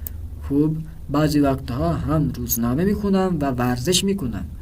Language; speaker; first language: Persian; non-native, fluent; Urdu